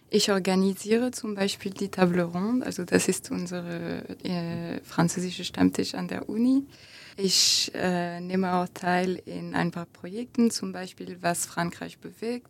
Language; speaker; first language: German; non-native, fluent; French